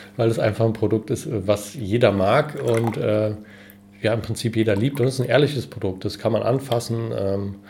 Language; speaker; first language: German; native; German